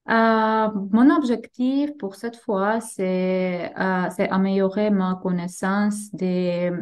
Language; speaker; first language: French; non-native, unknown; Armenian